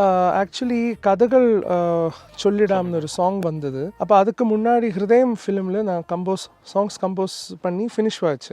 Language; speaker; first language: Tamil; non-native, learner; Malayalam